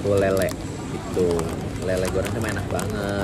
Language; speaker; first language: Indonesian; native; Indonesian